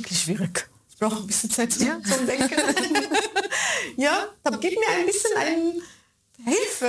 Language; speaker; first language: German; non-native, fluent; Arabic